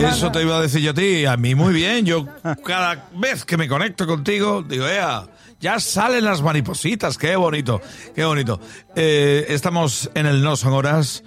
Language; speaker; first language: Spanish; native; Spanish